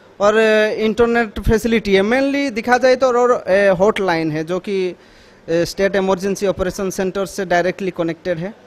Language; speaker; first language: Hindi; non-native, local second language; Gujarati